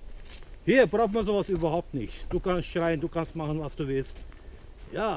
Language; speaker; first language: German; non-native, fluent; Turkish